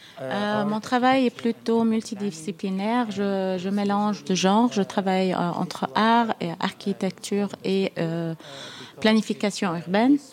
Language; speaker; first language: French; non-native, fluent; Arabic